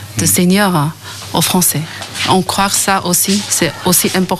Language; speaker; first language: French; non-native, learner; Chinese